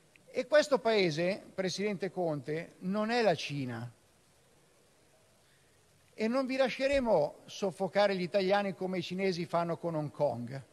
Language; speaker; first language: Italian; native; Italian